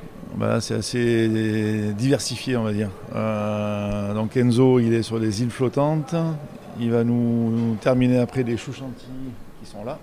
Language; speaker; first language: French; native; French